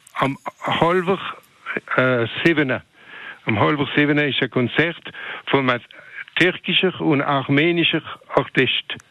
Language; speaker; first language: German; non-native, local second language; French